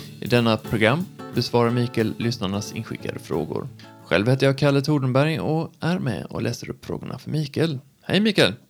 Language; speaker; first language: Swedish; native; Swedish